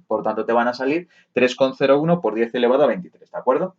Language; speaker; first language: Spanish; native; Spanish